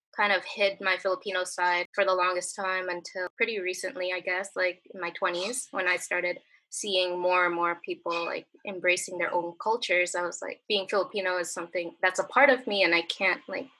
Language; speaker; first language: English; native; English